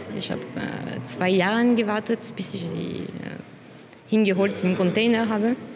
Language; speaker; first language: German; non-native, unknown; French